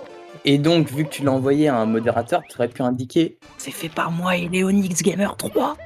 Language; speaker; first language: French; native; French